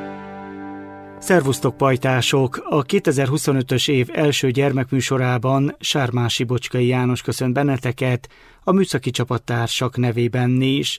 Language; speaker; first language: Hungarian; native; Hungarian